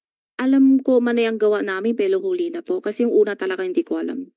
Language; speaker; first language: Filipino; non-native, learner; Chinese